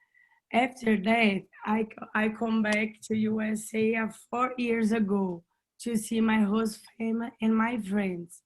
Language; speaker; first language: English; non-native, learner; Portuguese